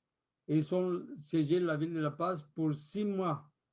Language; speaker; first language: French; non-native, fluent; Spanish